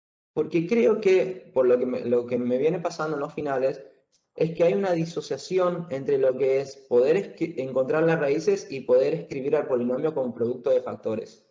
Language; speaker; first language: Spanish; native; Spanish